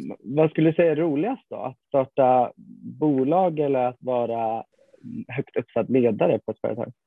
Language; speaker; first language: Swedish; native; Swedish